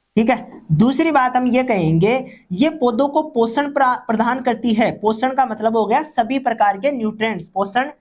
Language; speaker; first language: Hindi; non-native, local second language; Rajasthani